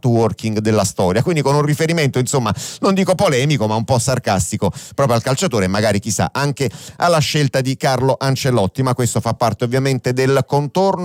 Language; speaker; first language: Italian; native; Italian